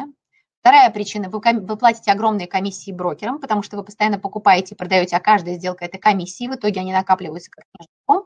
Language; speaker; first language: Russian; native; Russian